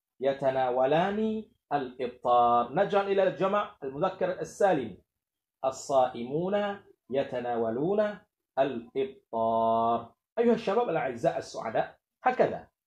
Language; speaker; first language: Arabic; non-native, fluent; Indonesian